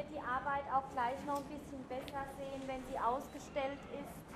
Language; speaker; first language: German; native; German